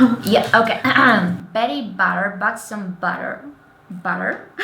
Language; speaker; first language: English; non-native, fluent; Polish